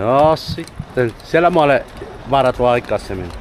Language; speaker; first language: Finnish; non-native, learner; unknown